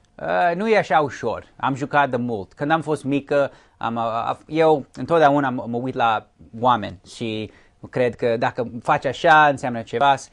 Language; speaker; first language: Romanian; early bilingual, heritage; Romanian